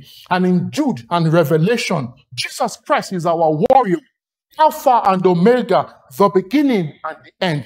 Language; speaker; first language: English; non-native, local second language; Yoruba